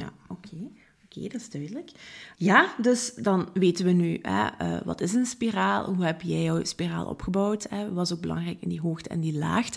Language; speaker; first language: Dutch; native; Dutch